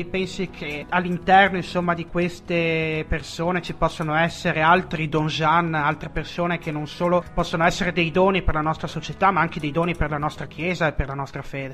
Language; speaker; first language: Italian; native; Italian